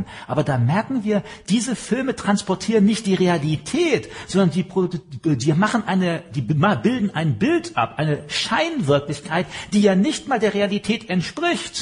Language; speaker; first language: German; native; German